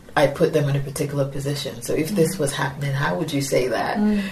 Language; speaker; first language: English; non-native, local second language; Yoruba